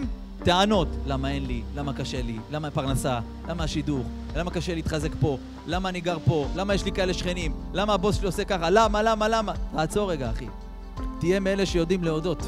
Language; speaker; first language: Hebrew; native; Hebrew